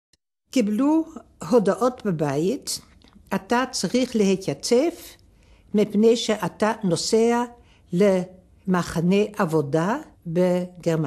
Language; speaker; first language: Hebrew; non-native, fluent; Dutch